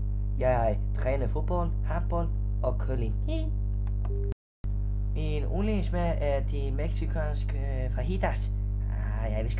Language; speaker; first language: Danish; non-native, learner; Icelandic